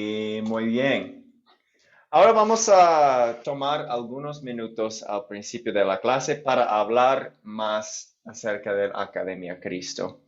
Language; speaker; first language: Spanish; non-native, fluent; English